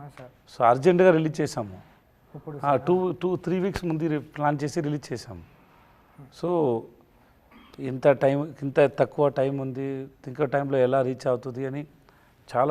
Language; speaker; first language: Telugu; non-native, learner; Tamil